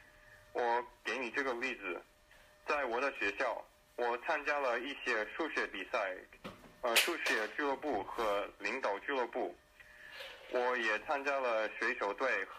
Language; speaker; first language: Chinese; early bilingual, heritage; Chinese